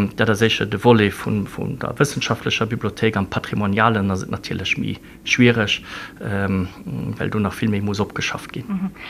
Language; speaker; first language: Luxembourgish; native; Luxembourgish